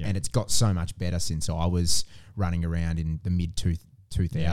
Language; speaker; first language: English; native; English